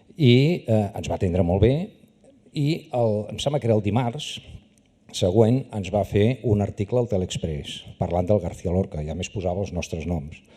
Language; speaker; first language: Catalan; native; Catalan